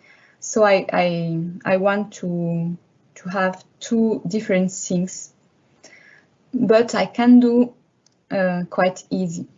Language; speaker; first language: English; non-native, learner; French